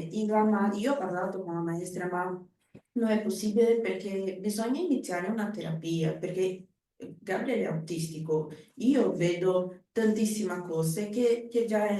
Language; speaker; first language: Italian; non-native, learner; Portuguese